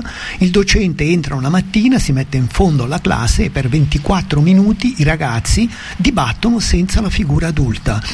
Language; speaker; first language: Italian; native; Italian